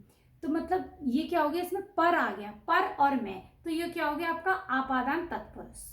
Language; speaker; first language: Hindi; native; Hindi